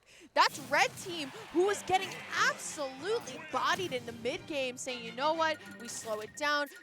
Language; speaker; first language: English; native; English